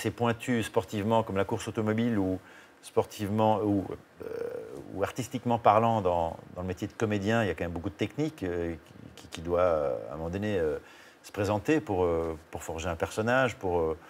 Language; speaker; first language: French; native; French